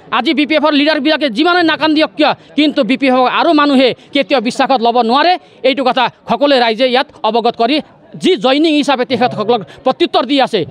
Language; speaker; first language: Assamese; non-native, local second language; Nepali